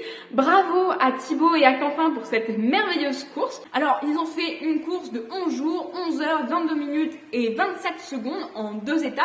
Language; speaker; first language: French; native; French